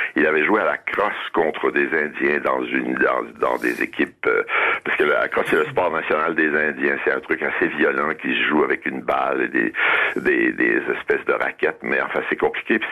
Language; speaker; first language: French; native; French